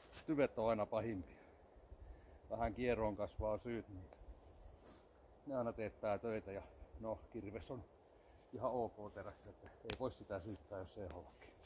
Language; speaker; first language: Finnish; native; Finnish